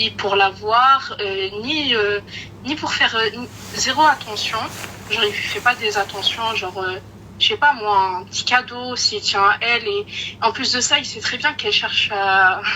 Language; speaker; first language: French; native; French